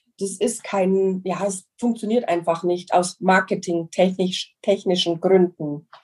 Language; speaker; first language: German; non-native, fluent; English